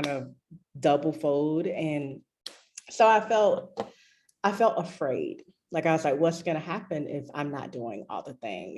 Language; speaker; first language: English; native; English